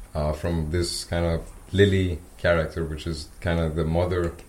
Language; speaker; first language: English; non-native, fluent; Persian